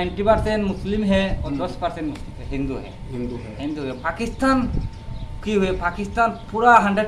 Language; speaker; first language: Hindi; non-native, learner; Bangla